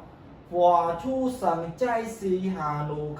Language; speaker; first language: Chinese; non-native, fluent; Khmer